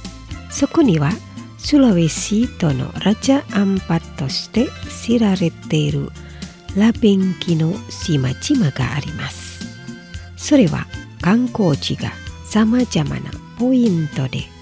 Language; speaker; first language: Japanese; non-native, fluent; Indonesian